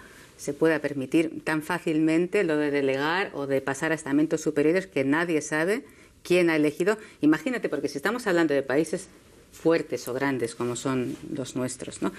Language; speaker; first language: Spanish; native; Spanish